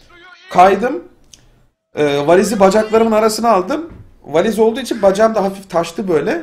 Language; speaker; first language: Turkish; native; Turkish